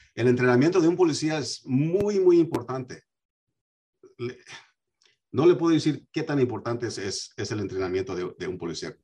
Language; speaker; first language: Spanish; early bilingual, heritage; Spanish